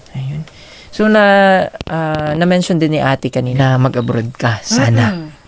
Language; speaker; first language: Filipino; non-native, local second language; Cebuano